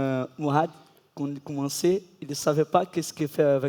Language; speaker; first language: French; non-native, learner; Portuguese